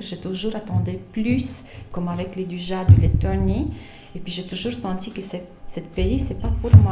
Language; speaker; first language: French; non-native, fluent; Latvian